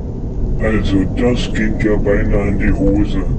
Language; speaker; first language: German; native; German